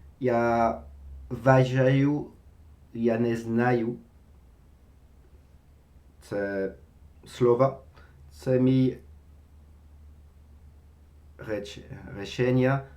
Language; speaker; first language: Ukrainian; non-native, learner; French